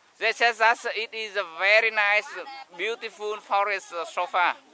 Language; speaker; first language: English; non-native, learner; Vietnamese